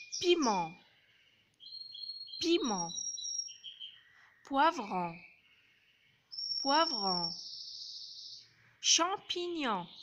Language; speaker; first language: French; non-native, local second language; Arabic